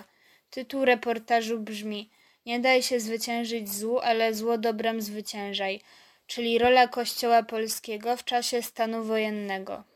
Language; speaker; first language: Polish; native; Polish